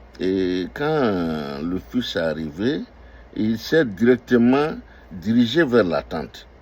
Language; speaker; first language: French; non-native, local second language; Dyula